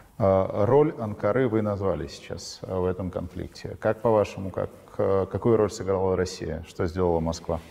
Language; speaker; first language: Russian; native; Russian